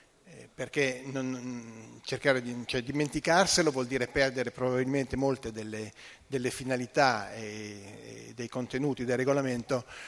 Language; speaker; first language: Italian; native; Italian